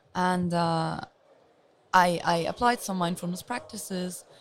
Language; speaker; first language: English; non-native, fluent; Luxembourgish